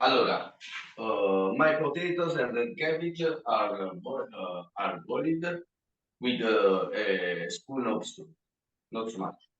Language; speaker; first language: English; non-native, learner; Italian